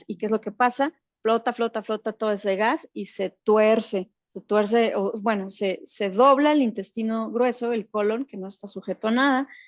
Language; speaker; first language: Spanish; native; Spanish